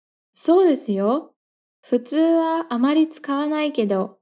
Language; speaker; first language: Japanese; non-native, fluent; Portuguese